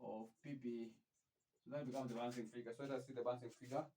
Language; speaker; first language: English; non-native, local second language; Swahili